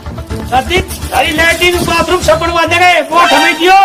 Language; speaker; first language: Hindi; native; Hindi